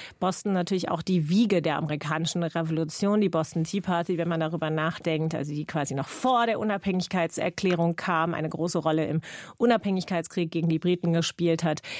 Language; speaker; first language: German; non-native, fluent; English